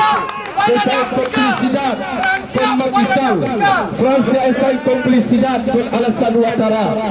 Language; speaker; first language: Spanish; non-native, local second language; Wolof